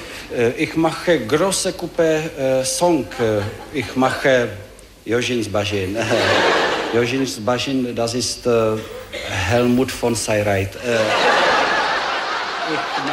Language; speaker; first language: German; non-native, learner; Czech